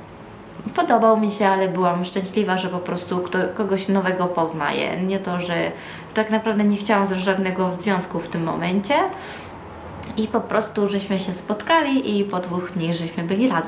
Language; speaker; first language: Polish; early bilingual, heritage; Polish